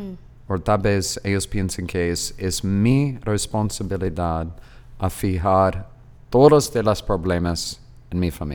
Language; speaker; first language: Spanish; non-native, fluent; English